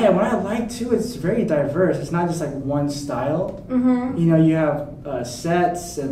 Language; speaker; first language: English; native; English